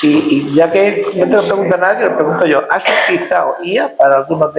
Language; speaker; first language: Spanish; native; Spanish